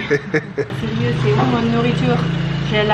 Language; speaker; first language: French; non-native, learner; Filipino